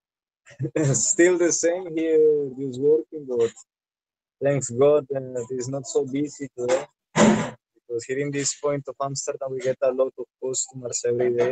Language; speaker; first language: English; non-native, learner; Spanish